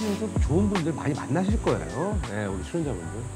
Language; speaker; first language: Korean; native; Korean